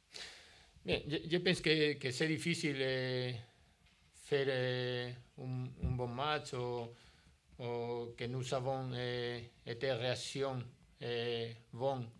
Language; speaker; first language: French; non-native, learner; Spanish